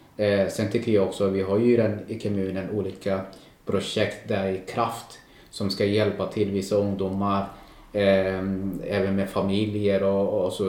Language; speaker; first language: Swedish; non-native, local second language; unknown